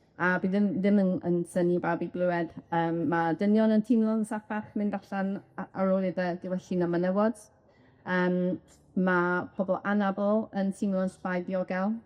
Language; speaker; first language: Welsh; non-native, local second language; English